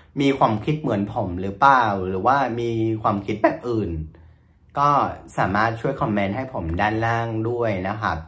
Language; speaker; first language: Thai; non-native, fluent; Vietnamese